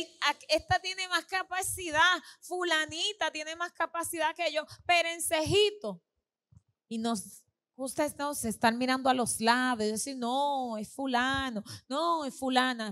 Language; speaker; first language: Spanish; native; Spanish